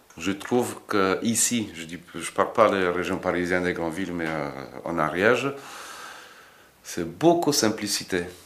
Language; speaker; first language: French; non-native, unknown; Polish